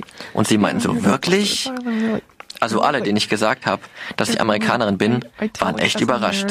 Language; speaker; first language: German; non-native, fluent; English